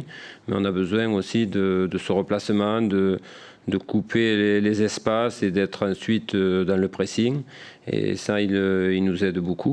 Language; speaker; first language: French; native; French